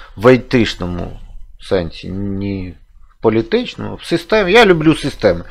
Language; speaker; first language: Ukrainian; native; Ukrainian